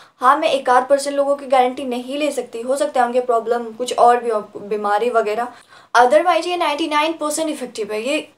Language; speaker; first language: Hindi; native; Hindi